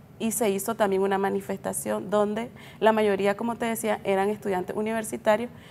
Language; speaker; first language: Spanish; native; Spanish